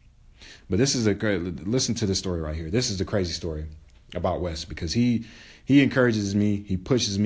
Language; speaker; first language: English; native; English